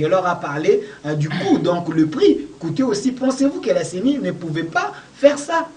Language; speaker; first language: French; non-native, local second language; Lingala